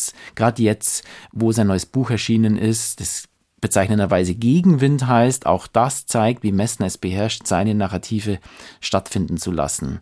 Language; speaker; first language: German; native; German